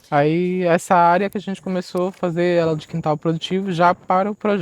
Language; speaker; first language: Portuguese; native; Portuguese